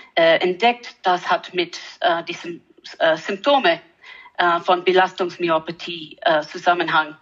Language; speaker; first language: German; non-native, learner; English